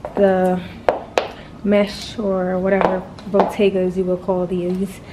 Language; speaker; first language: English; native; English